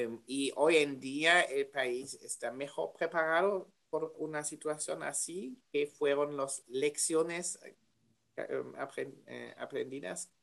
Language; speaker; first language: Spanish; non-native, learner; German